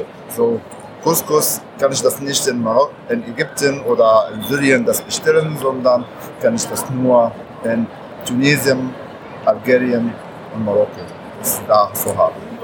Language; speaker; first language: German; non-native, fluent; Arabic